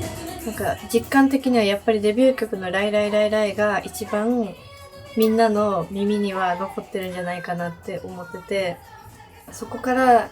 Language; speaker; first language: Japanese; native; Japanese